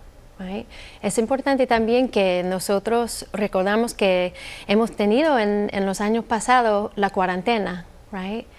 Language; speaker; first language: Spanish; non-native, fluent; English